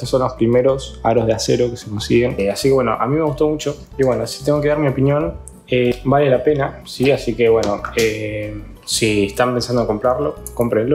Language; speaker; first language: Spanish; native; Spanish